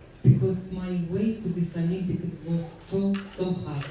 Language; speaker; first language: English; non-native, learner; Russian